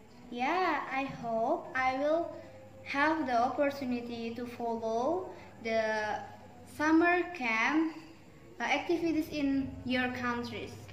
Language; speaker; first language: English; non-native, learner; Indonesian